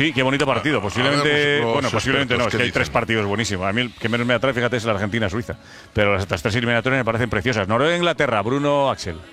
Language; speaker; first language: Spanish; native; Spanish